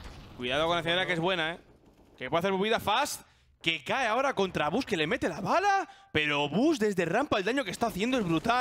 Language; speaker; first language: Spanish; native; Spanish